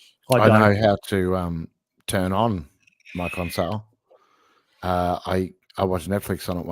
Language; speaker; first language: English; native; English